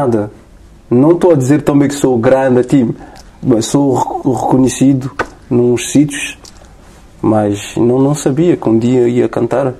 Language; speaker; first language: Portuguese; non-native, learner; French